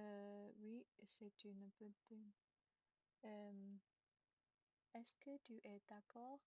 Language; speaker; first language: French; non-native, learner; Chinese